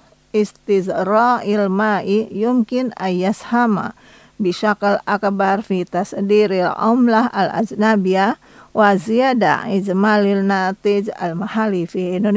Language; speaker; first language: Arabic; non-native, fluent; Indonesian